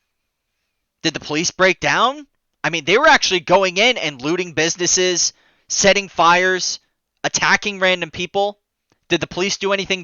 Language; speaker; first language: English; native; English